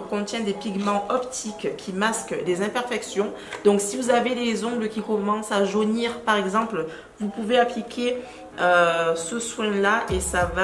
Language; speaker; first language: French; native; French